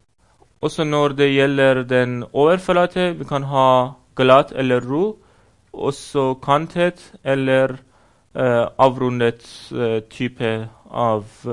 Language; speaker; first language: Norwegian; non-native, fluent; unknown